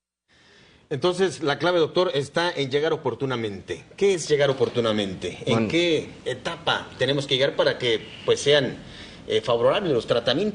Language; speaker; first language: Spanish; native; Spanish